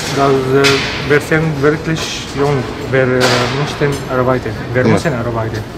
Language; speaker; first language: German; non-native, learner; Arabic